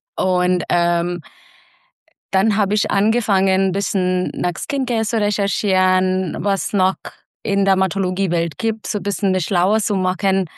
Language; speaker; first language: German; non-native, fluent; Hindi